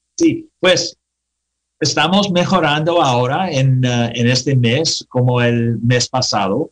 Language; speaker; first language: Spanish; non-native, learner; English